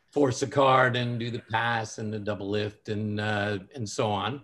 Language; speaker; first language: English; native; English